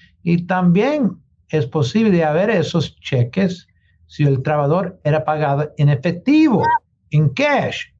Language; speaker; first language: Spanish; non-native, learner; English